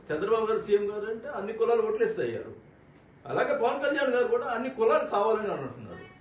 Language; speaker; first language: Telugu; native; Telugu